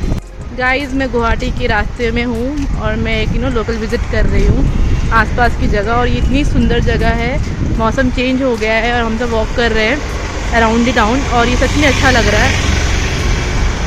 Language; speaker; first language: Hindi; native; Hindi